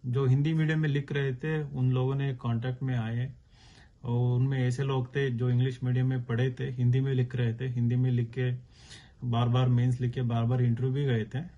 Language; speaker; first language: Hindi; non-native, local second language; Kannada